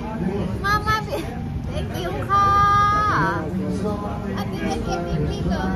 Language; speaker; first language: English; non-native, learner; Thai